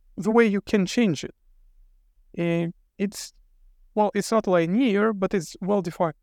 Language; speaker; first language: English; non-native, fluent; Lithuanian